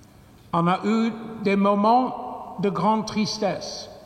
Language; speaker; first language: French; non-native, fluent; English